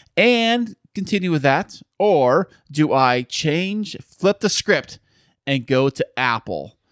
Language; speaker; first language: English; native; English